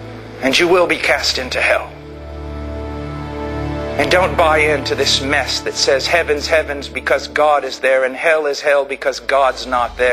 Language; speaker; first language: English; native; English